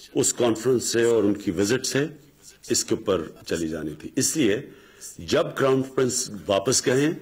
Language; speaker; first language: Urdu; native; Urdu